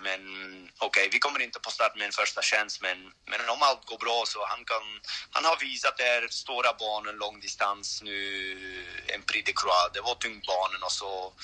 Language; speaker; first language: Swedish; non-native, learner; French